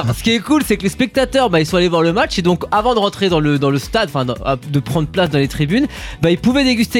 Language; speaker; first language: French; native; French